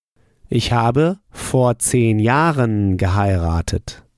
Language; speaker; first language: German; non-native, fluent; English